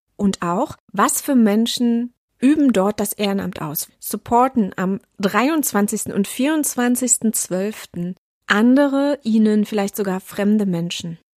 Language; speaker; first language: German; native; German